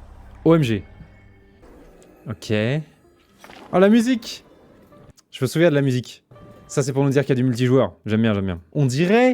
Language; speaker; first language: French; native; French